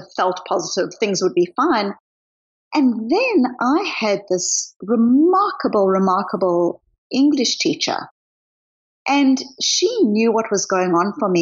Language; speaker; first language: English; native; English